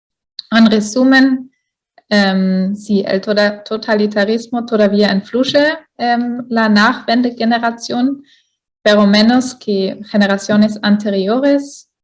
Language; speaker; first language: Spanish; non-native, fluent; German